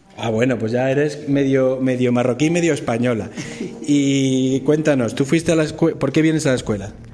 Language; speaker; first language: Spanish; native; Spanish